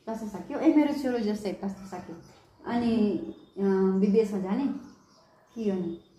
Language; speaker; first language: Nepali; non-native, learner; Cebuano